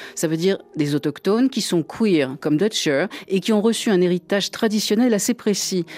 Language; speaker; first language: French; native; French